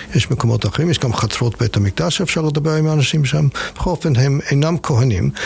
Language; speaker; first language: Hebrew; non-native, fluent; English